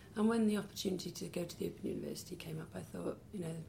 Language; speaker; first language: English; native; English